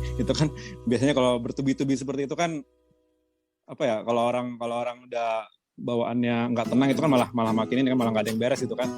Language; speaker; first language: Indonesian; native; Indonesian